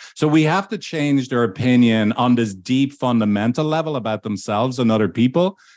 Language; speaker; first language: English; native; English